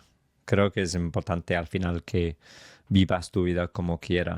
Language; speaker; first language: Spanish; non-native, fluent; English